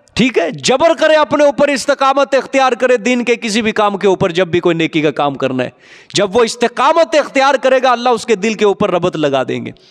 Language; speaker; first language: Urdu; non-native, local second language; Punjabi